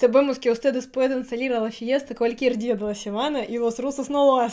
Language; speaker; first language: Spanish; non-native, learner; Russian